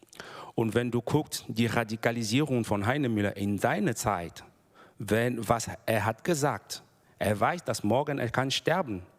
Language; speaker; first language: German; non-native, learner; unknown